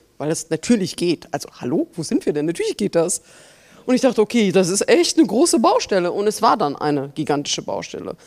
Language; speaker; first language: German; native; German